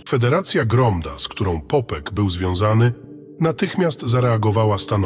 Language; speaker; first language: Polish; native; Polish